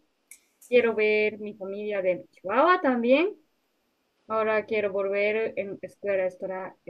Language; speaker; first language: Spanish; non-native, learner; Japanese